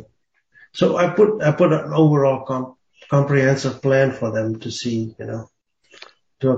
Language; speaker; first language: English; native; English